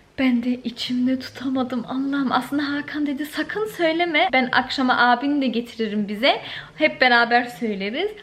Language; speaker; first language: Turkish; early bilingual, heritage; Turkish